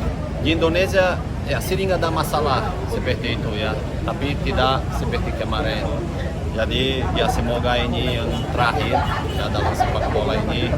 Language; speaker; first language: Indonesian; non-native, fluent; Portuguese